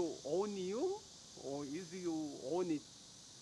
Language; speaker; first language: English; non-native, learner; Korean